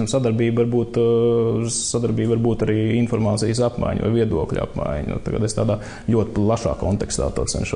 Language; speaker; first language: Latvian; native; Latvian